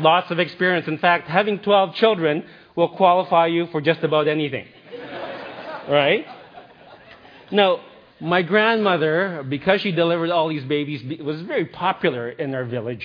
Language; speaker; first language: English; non-native, local second language; Filipino